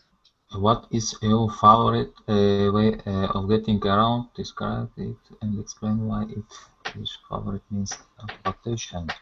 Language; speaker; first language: English; non-native, learner; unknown